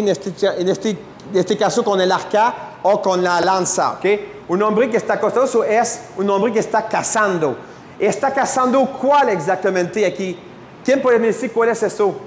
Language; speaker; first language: Spanish; non-native, fluent; French